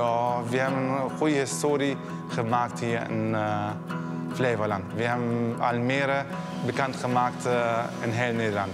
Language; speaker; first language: Dutch; early bilingual, other home language; Arabic